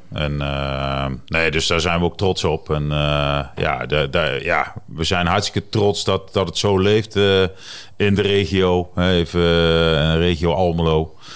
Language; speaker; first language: Dutch; native; Dutch